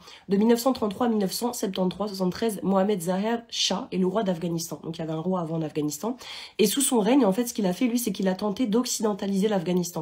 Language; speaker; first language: French; native; French